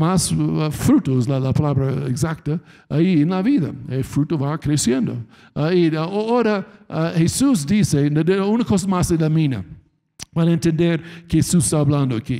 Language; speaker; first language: Spanish; non-native, fluent; English